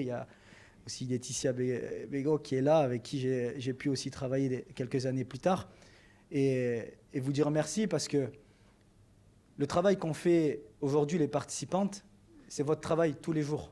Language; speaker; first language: French; native; French